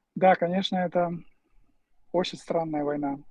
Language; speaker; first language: Russian; native; Russian